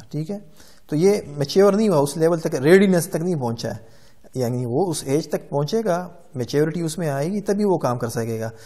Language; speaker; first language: Urdu; non-native, local second language; Pashto